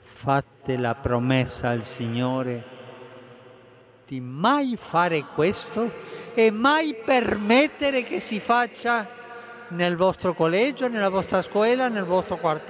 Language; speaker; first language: Italian; non-native, fluent; Spanish